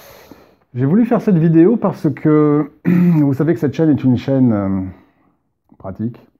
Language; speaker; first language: French; native; French